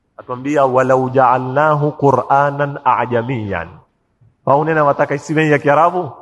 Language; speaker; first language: Swahili; native; Swahili